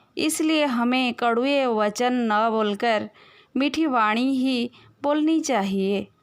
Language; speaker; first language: Hindi; non-native, local second language; Odia